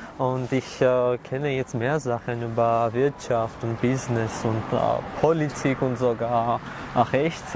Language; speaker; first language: German; non-native, fluent; Georgian